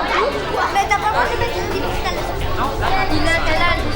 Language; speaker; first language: French; native; French